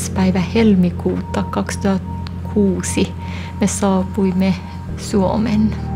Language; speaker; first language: Finnish; non-native, fluent; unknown